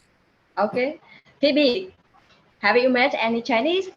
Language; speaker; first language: English; non-native, learner; Vietnamese